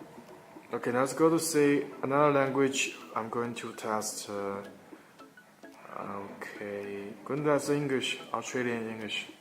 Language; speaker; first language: English; non-native, learner; Chinese